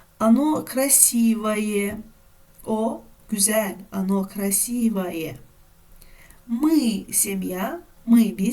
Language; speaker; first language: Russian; non-native, fluent; Turkish